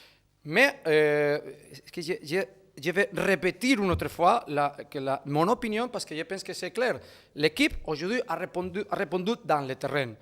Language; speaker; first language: French; non-native, fluent; Spanish